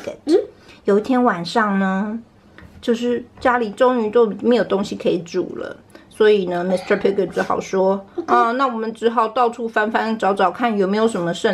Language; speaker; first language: Chinese; native; Chinese